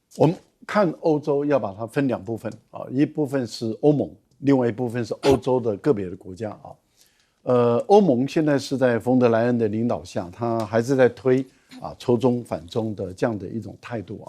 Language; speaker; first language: Chinese; native; Chinese